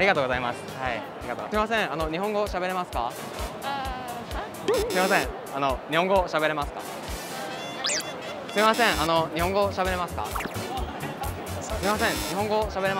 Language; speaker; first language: Japanese; non-native, fluent; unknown